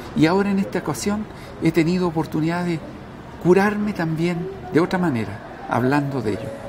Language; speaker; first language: Spanish; native; Spanish